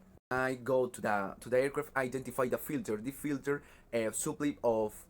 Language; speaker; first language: English; non-native, learner; Spanish